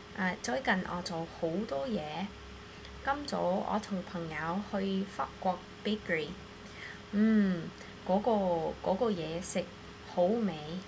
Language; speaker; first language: Cantonese; non-native, learner; English